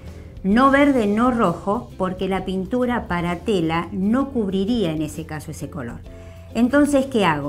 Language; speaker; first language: Spanish; native; Spanish